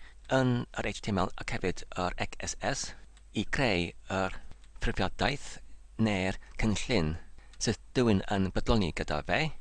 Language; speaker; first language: Welsh; non-native, learner; English